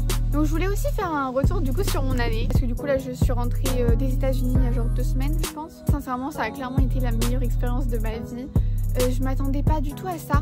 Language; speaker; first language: French; native; French